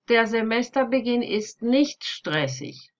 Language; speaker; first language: German; non-native, fluent; Spanish